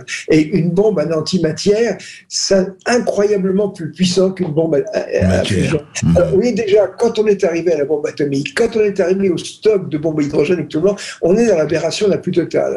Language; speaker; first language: French; native; French